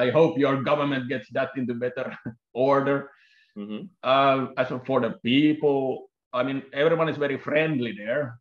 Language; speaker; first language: English; non-native, fluent; Finnish